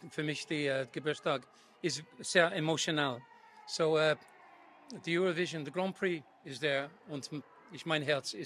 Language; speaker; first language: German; non-native, learner; English